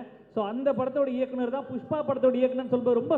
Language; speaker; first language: Tamil; native; Tamil